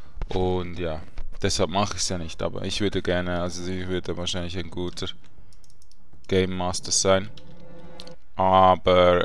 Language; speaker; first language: German; native; German